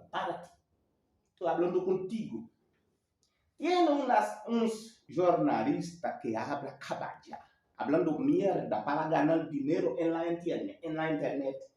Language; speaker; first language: Spanish; non-native, learner; Haitian Creole